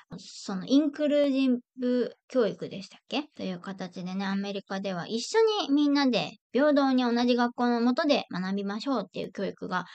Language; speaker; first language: Japanese; native; Japanese